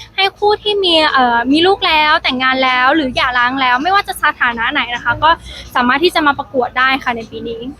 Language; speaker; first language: Thai; native; Thai